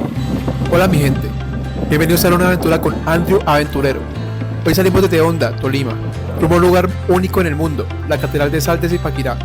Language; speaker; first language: Spanish; native; Spanish